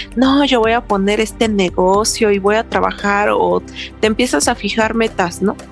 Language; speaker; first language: Spanish; native; Spanish